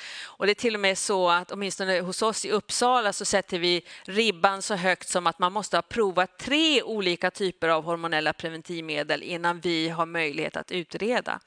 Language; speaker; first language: Swedish; native; Swedish